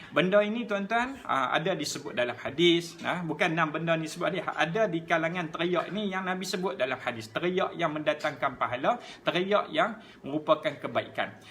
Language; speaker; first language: Malay; native; Malay